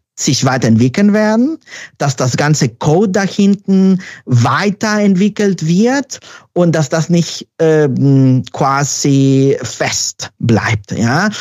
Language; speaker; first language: German; non-native, fluent; Spanish